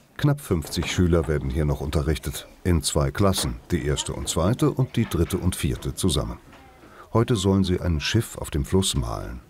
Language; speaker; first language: German; native; German